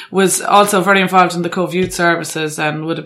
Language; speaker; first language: English; native; English